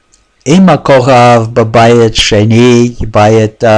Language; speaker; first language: Hebrew; non-native, fluent; English